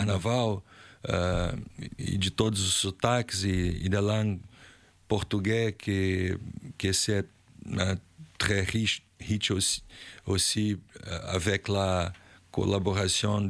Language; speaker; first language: French; non-native, learner; Portuguese